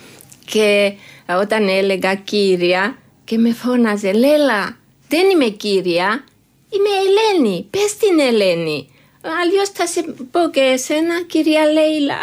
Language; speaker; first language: Greek; non-native, learner; Georgian